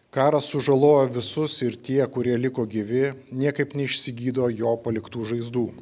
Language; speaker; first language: Lithuanian; native; Lithuanian